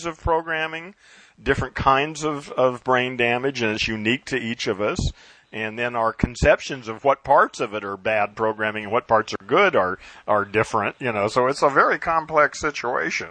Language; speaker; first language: English; native; English